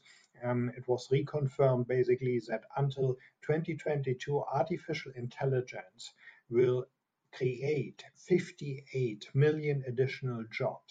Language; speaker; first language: English; non-native, fluent; German